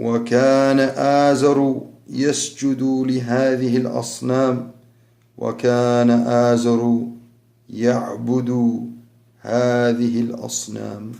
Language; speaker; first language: Arabic; non-native, fluent; English